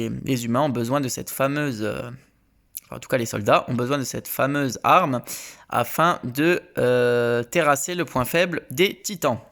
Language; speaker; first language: French; native; French